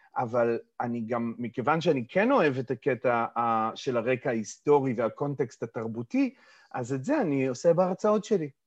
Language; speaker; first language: Hebrew; early bilingual, other home language; English